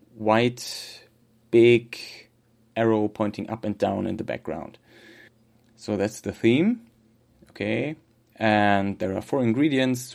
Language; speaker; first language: English; non-native, fluent; German